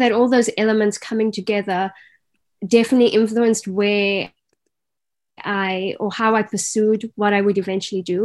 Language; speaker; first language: English; native; English